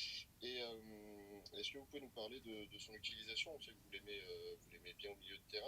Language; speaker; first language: French; native; French